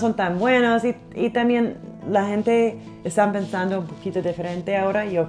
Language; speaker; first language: Spanish; non-native, learner; English